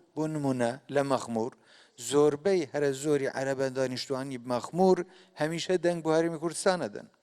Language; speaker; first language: Central Kurdish; non-native, local second language; Kurdish